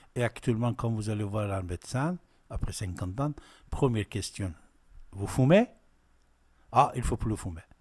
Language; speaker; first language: French; non-native, fluent; Persian